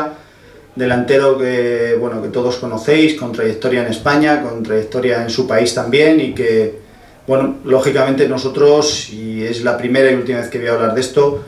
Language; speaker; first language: Spanish; native; Spanish